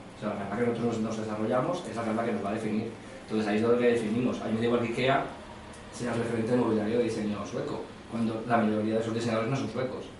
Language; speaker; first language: Spanish; native; Spanish